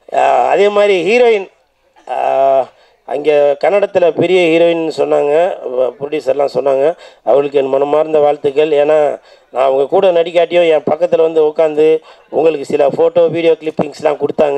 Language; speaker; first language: Tamil; native; Tamil